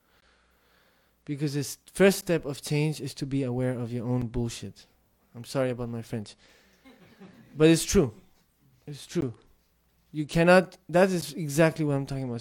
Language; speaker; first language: English; non-native, fluent; Tibetan